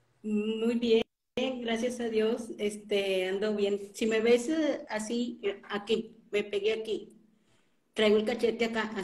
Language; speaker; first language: Spanish; native; Spanish